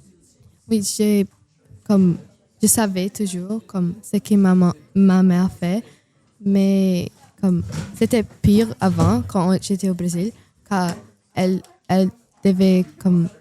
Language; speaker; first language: French; non-native, learner; Portuguese